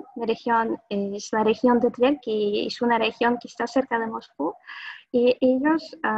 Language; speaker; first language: Spanish; non-native, fluent; Russian